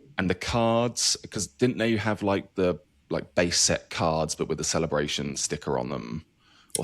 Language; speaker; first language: English; native; English